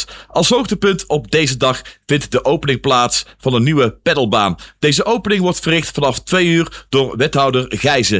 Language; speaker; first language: Dutch; native; Dutch